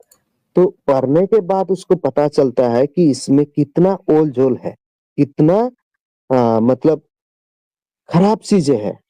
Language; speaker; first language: Hindi; non-native, local second language; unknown